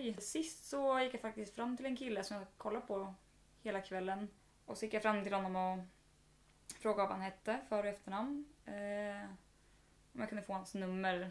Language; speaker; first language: Swedish; native; Swedish